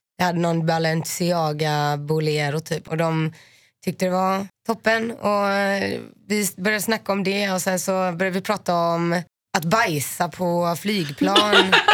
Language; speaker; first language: Swedish; native; Swedish